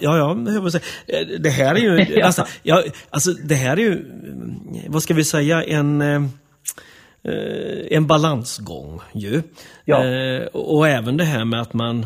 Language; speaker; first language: Swedish; native; Swedish